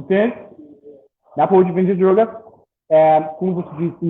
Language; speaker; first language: Portuguese; non-native, learner; English